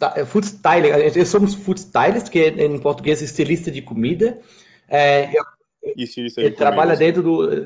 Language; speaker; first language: Portuguese; non-native, fluent; German